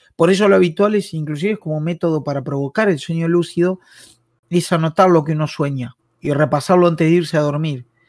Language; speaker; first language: Spanish; native; Spanish